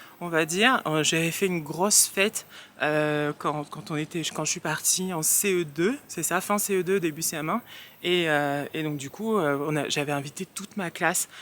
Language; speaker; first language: French; early bilingual, other home language; Réunion Creole French